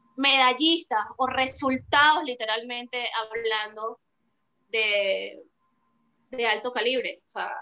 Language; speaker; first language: Spanish; native; Spanish